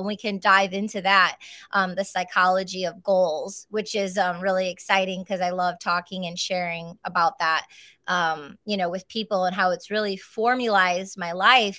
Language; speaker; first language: English; native; English